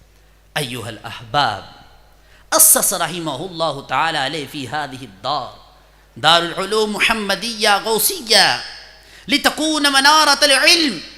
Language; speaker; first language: Arabic; non-native, fluent; Urdu